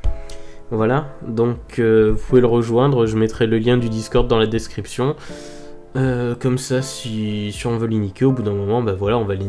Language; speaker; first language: French; native; French